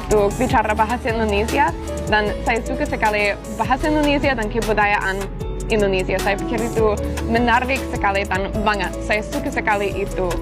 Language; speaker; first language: Indonesian; non-native, learner; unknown